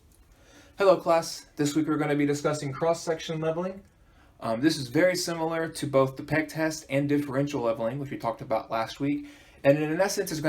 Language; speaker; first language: English; native; English